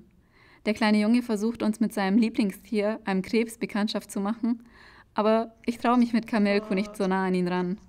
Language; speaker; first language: German; native; German